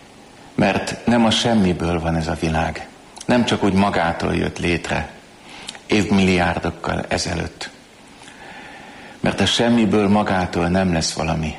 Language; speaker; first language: Hungarian; native; Hungarian